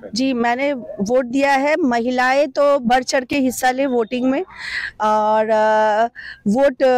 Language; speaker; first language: Hindi; native; Hindi